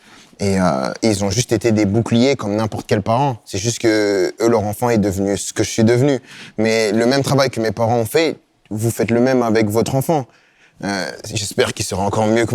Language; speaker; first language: French; native; French